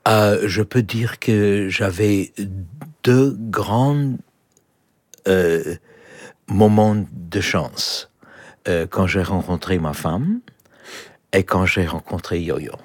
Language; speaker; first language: French; non-native, fluent; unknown